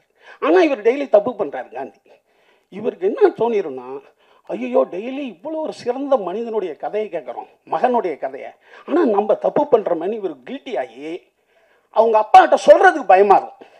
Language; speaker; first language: Tamil; native; Tamil